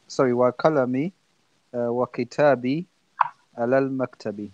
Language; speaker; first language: Arabic; non-native, learner; English